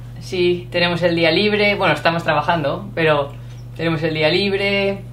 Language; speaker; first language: Spanish; non-native, learner; English